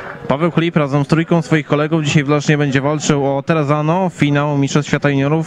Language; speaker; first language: Polish; native; Polish